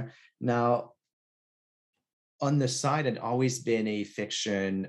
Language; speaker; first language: English; non-native, fluent; French